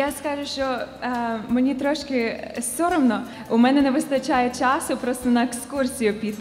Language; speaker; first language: Ukrainian; non-native, fluent; English